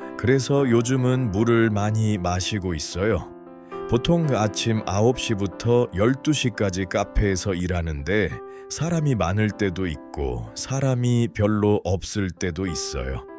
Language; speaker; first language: Korean; non-native, fluent; Uzbek